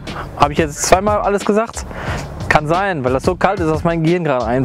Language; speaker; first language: German; native; German